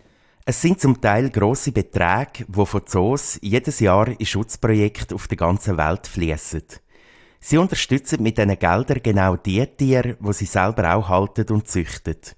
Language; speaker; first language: German; native; German